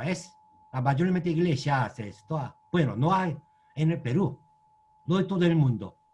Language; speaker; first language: Spanish; non-native, learner; Korean